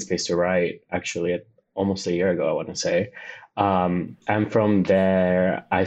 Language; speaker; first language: English; non-native, fluent; Spanish